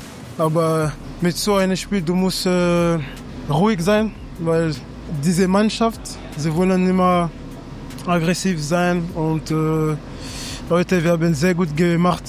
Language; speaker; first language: German; non-native, fluent; French